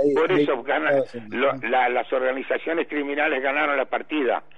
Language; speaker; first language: Spanish; native; Spanish